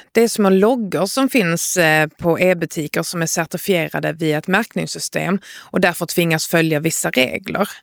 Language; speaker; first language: Swedish; native; Swedish